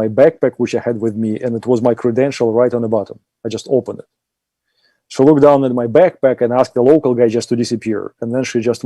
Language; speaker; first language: English; non-native, fluent; German